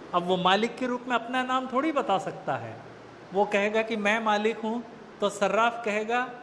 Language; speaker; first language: Hindi; native; Hindi